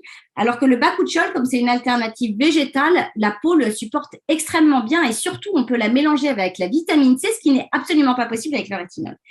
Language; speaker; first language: French; native; French